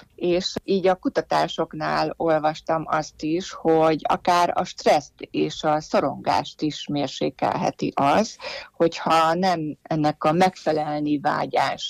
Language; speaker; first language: Hungarian; native; Hungarian